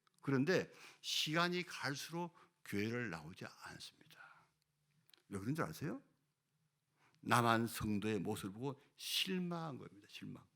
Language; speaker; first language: Korean; native; Korean